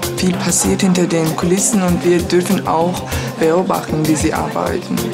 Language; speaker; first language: German; non-native, fluent; Turkish